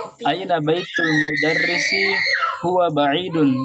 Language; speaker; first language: Arabic; non-native, learner; Indonesian